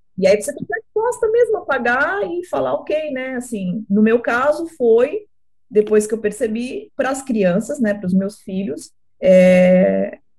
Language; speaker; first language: Portuguese; native; Portuguese